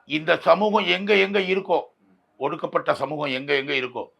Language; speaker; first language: Tamil; native; Tamil